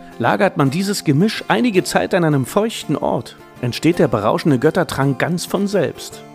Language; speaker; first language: German; native; German